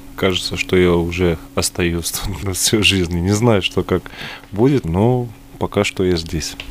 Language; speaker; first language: Russian; early bilingual, other home language; Arabic